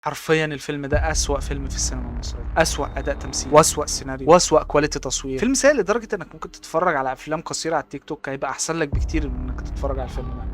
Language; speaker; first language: Arabic; native; Arabic